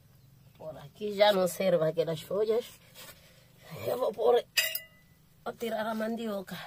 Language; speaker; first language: Portuguese; non-native, local second language; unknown